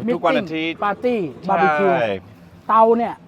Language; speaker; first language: Thai; non-native, fluent; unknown